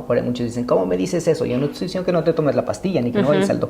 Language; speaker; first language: Spanish; native; Spanish